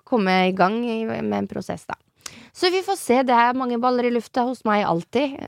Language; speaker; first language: Norwegian; early bilingual, other home language; French